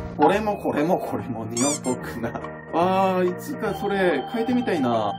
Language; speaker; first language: Japanese; non-native, fluent; Korean